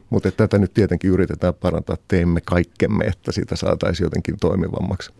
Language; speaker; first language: Finnish; native; Finnish